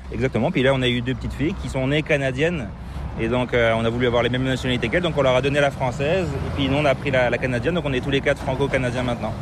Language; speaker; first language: French; native; French